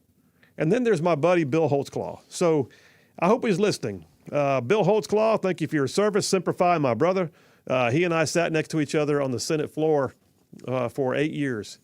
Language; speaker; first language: English; native; English